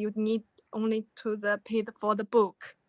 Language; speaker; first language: English; non-native, learner; Chinese